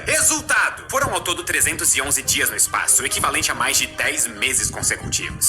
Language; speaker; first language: Portuguese; native; Portuguese